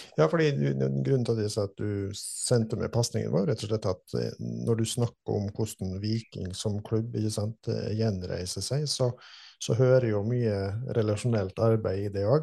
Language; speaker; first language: Norwegian; native; Norwegian